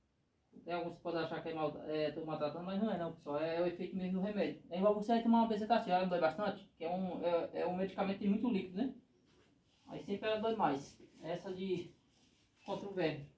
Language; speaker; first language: Portuguese; native; Portuguese